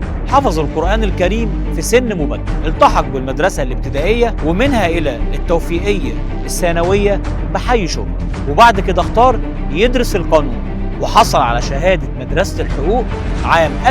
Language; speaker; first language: Arabic; native; Arabic